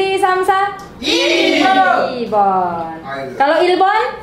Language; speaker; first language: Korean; non-native, fluent; Indonesian